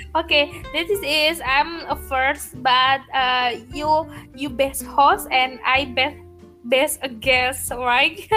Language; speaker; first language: English; non-native, learner; Indonesian